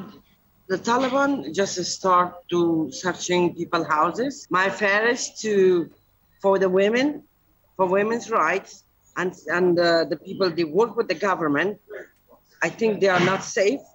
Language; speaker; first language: English; non-native, learner; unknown